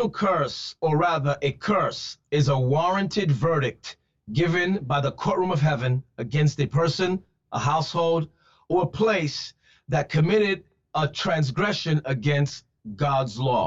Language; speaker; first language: English; native; English